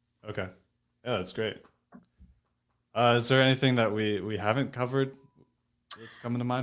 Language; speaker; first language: English; native; English